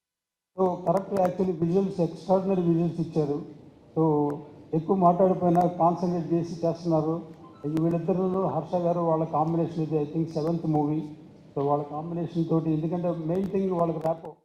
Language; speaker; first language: Telugu; native; Telugu